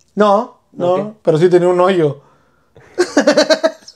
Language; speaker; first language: Spanish; native; Spanish